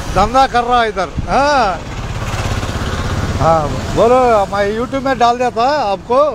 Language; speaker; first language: Hindi; non-native, local second language; Telugu